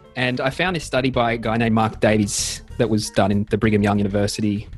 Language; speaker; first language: English; native; English